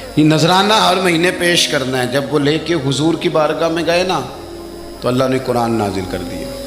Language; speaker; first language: Urdu; non-native, local second language; Punjabi